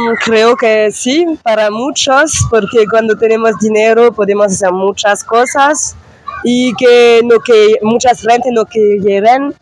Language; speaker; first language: Spanish; non-native, learner; French